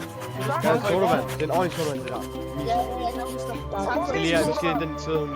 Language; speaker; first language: Danish; native; Danish